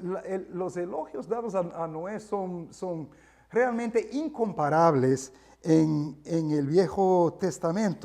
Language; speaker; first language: Spanish; non-native, fluent; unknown